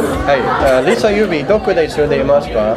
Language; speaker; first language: Japanese; non-native, learner; English